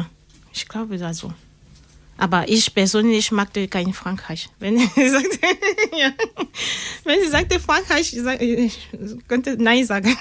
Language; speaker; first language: German; non-native, learner; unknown